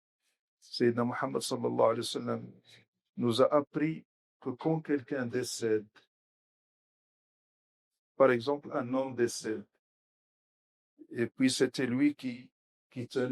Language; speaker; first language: French; non-native, local second language; Arabic